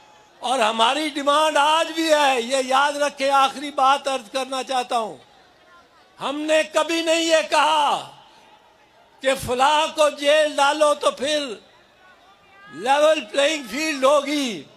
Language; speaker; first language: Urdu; non-native, local second language; Punjabi